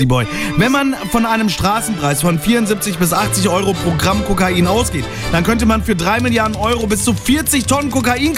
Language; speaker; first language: German; native; German